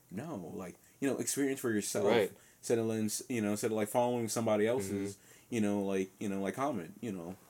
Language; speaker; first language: English; native; English